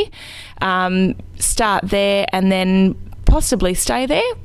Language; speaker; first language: English; native; English